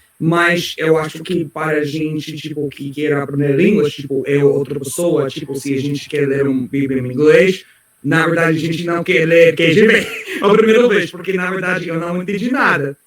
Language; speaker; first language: Portuguese; non-native, learner; English